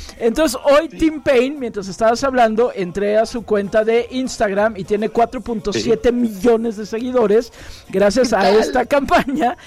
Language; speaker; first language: Spanish; native; Spanish